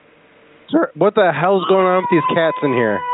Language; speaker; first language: English; native; English